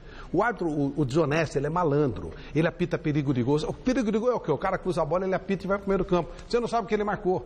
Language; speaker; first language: Portuguese; native; Portuguese